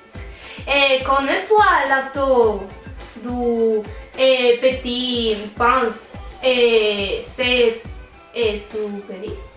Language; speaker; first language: French; non-native, learner; Spanish